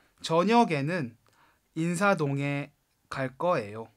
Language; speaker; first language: Korean; non-native, fluent; Chinese